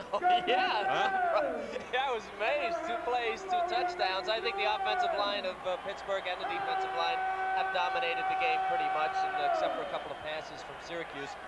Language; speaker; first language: English; native; English